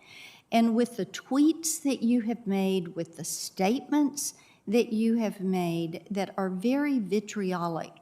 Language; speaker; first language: English; native; English